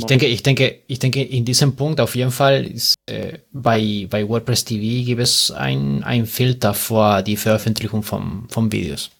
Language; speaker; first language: German; non-native, learner; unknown